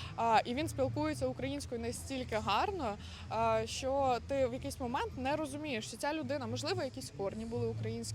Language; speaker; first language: Ukrainian; non-native, local second language; Russian